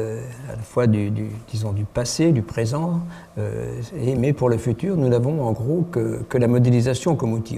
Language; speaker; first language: French; native; French